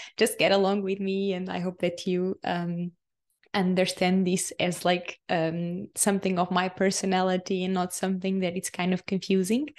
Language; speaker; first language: English; non-native, fluent; Portuguese